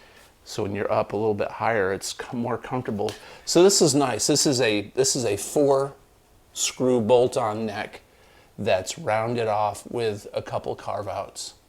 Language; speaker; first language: English; native; English